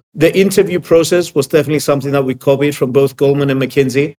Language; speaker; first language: English; early bilingual, other home language; Greek